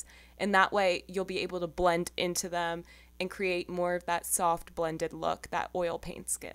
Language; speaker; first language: English; native; English